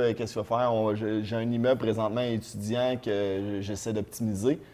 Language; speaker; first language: French; native; French